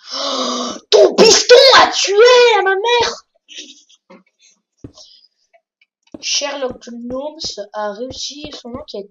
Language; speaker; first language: French; native; French